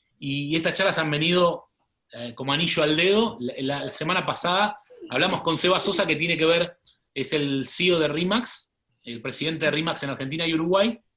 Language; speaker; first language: Spanish; native; Spanish